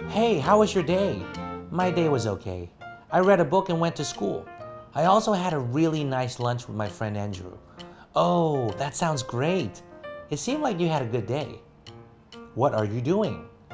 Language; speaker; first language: English; non-native, fluent; Chinese